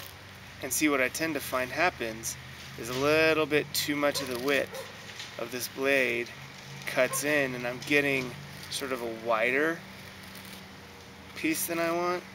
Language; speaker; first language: English; native; English